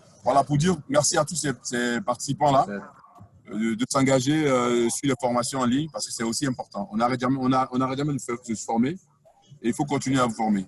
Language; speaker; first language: French; native; French